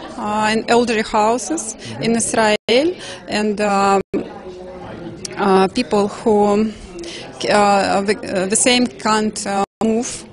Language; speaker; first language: English; non-native, learner; Russian